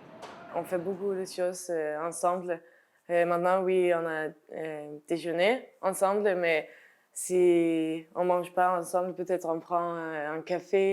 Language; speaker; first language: French; non-native, learner; Danish